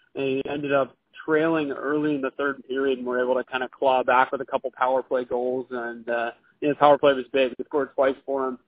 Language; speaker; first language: English; native; English